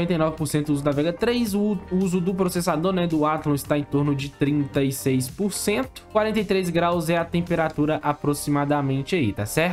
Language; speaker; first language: Portuguese; native; Portuguese